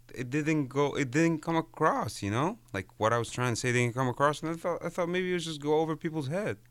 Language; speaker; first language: English; non-native, fluent; Arabic